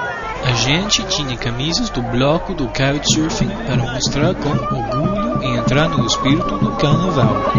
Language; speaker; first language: Portuguese; non-native, fluent; English